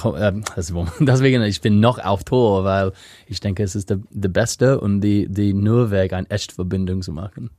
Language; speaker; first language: German; non-native, fluent; English